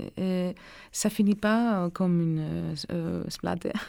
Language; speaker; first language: French; non-native, learner; Greek